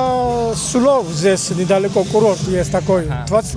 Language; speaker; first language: Russian; non-native, fluent; Georgian